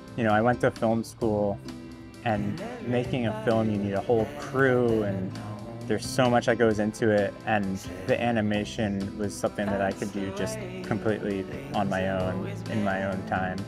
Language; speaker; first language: English; native; English